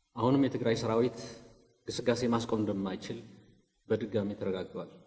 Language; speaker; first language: Amharic; non-native, local second language; Tigrinya